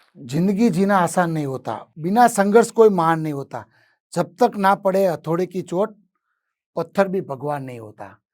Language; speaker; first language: Hindi; non-native, local second language; Gujarati